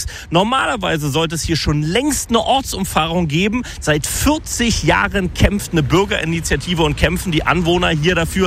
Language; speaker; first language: German; native; German